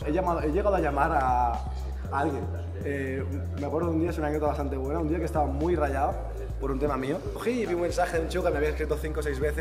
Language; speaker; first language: Spanish; native; Spanish